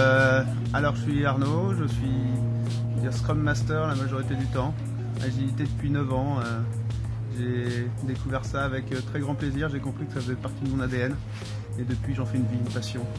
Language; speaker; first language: French; native; French